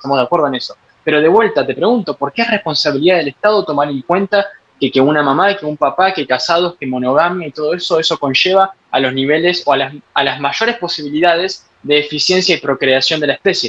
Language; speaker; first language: Spanish; native; Spanish